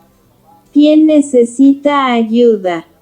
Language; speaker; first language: Spanish; non-native, learner; Haitian Creole